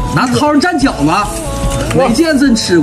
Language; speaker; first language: Chinese; native; Chinese